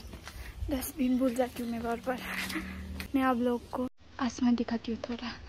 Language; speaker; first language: Hindi; non-native, local second language; Bodo